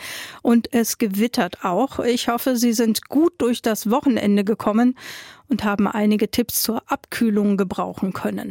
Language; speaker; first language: German; native; German